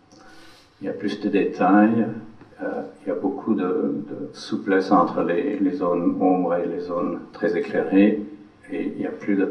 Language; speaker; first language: French; non-native, fluent; English